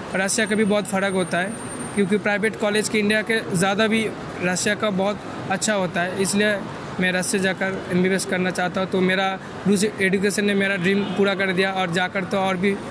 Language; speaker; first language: Hindi; non-native, local second language; Bangla